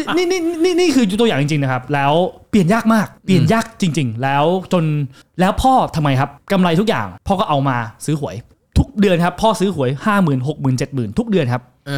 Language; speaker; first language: Thai; early bilingual, heritage; Thai